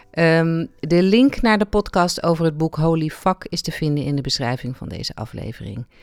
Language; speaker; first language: Dutch; native; Dutch